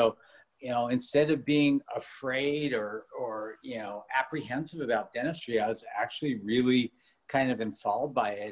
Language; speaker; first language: English; native; English